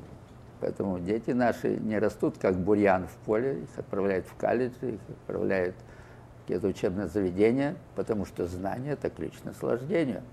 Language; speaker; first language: Russian; native; Russian